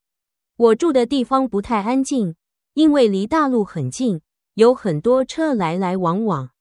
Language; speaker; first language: Chinese; non-native, learner; Vietnamese